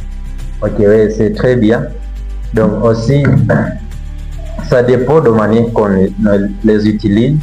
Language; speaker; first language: French; non-native, learner; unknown